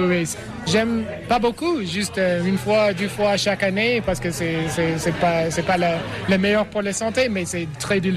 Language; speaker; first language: French; non-native, learner; English